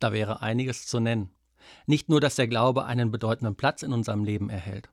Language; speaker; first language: German; native; German